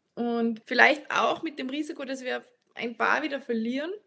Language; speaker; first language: German; native; German